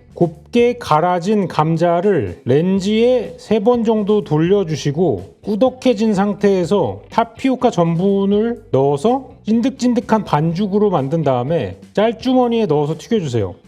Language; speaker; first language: Korean; native; Korean